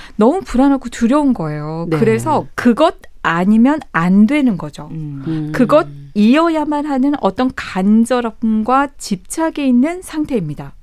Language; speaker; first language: Korean; native; Korean